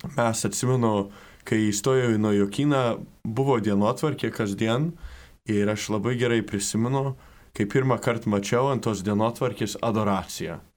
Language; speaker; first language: Lithuanian; early bilingual, heritage; Lithuanian